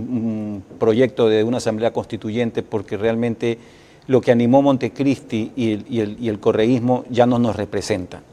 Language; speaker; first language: Spanish; native; Spanish